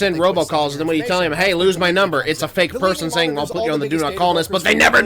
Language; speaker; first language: English; native; English